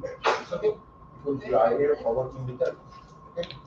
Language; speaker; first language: English; non-native, learner; French